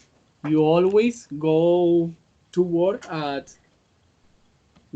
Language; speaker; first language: English; non-native, learner; Spanish